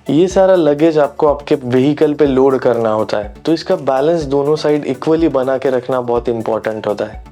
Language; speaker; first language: Hindi; non-native, local second language; Marathi